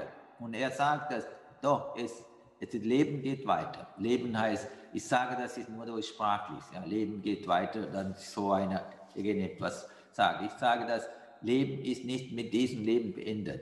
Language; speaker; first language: German; non-native, fluent; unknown